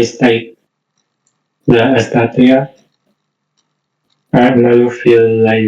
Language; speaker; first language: Arabic; non-native, learner; Indonesian